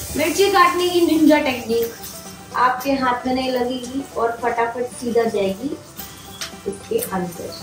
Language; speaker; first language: Hindi; native; Hindi